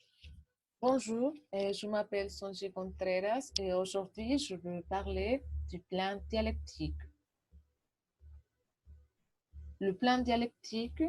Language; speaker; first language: French; non-native, learner; Portuguese